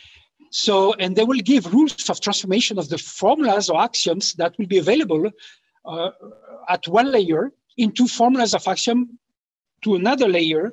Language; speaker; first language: English; non-native, fluent; French